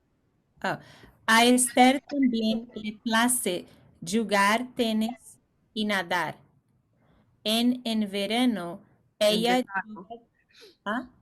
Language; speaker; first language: Spanish; non-native, learner; English